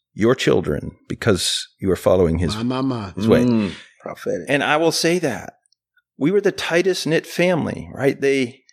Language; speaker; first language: English; native; English